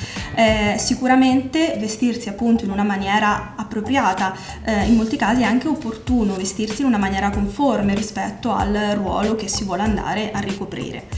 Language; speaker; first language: Italian; native; Italian